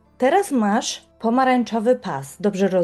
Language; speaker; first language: Polish; native; Polish